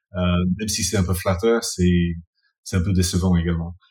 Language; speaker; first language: French; non-native, fluent; English